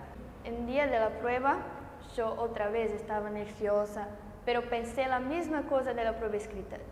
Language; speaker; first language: Spanish; non-native, fluent; Portuguese